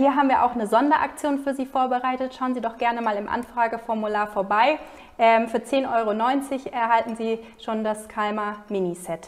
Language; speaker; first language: German; native; German